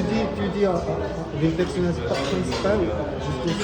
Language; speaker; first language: French; non-native, fluent; Korean